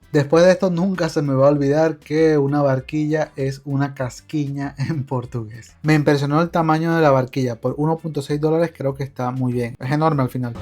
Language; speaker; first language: Spanish; native; Spanish